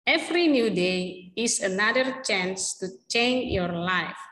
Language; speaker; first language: English; non-native, learner; Indonesian